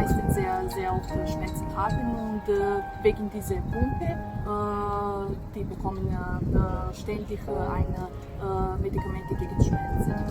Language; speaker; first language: German; non-native, learner; Serbian